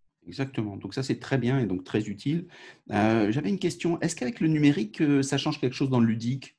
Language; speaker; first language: French; native; French